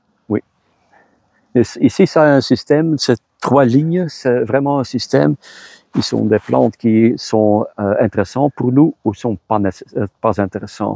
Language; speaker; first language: French; non-native, local second language; Dutch